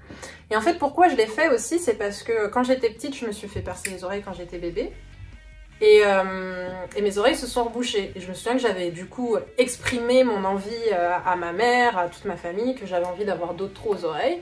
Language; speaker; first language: French; native; French